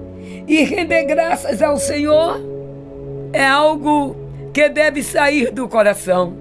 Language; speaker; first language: Portuguese; native; Portuguese